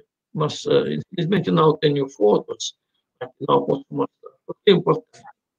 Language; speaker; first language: Portuguese; non-native, fluent; Russian